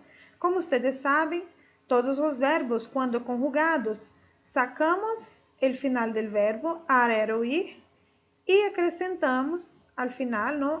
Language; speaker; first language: Spanish; non-native, fluent; Portuguese